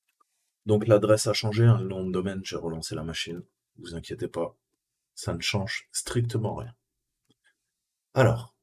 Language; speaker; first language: French; native; French